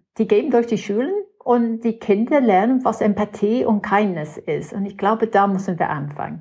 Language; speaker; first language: German; non-native, fluent; English